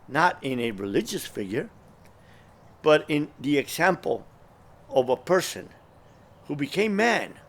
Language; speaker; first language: English; early bilingual, other home language; Spanish